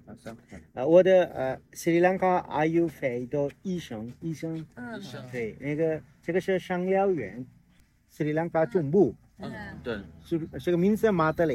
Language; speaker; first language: Chinese; non-native, learner; Sinhala